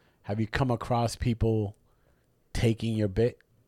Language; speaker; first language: English; early bilingual, other home language; Spanish